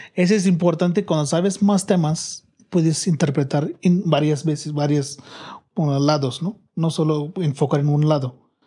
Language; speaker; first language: Spanish; non-native, learner; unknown